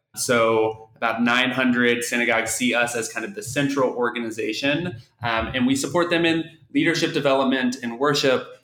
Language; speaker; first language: English; native; English